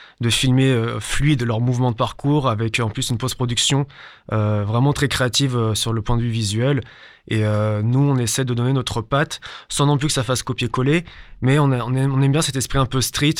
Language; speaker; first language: French; native; French